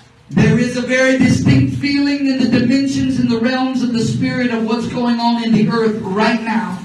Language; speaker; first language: English; native; English